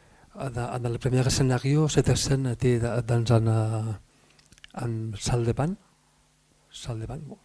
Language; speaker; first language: French; non-native, fluent; Spanish